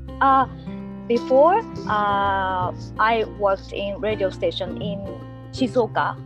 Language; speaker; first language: English; non-native, learner; Japanese